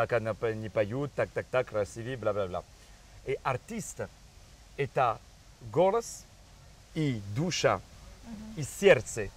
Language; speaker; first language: Russian; non-native, learner; French